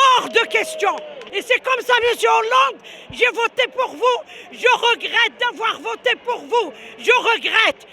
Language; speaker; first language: French; non-native, local second language; Arabic